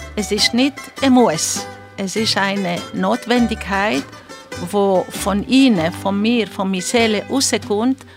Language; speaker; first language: German; non-native, fluent; Greek